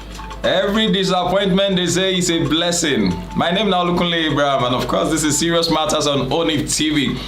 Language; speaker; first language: English; non-native, local second language; Yoruba